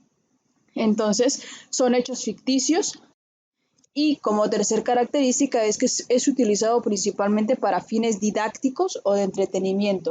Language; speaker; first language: Spanish; native; Spanish